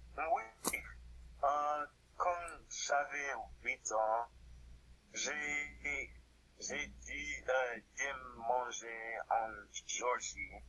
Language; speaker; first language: French; non-native, learner; English